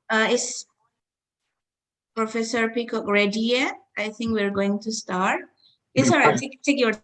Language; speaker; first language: English; non-native, fluent; Indonesian